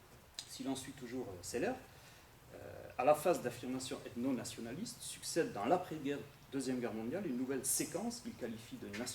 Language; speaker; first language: French; native; French